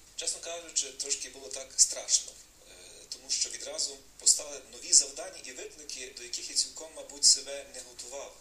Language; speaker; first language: Ukrainian; native; Ukrainian